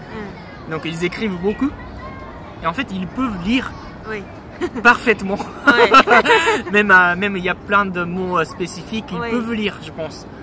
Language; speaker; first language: French; non-native, fluent; Japanese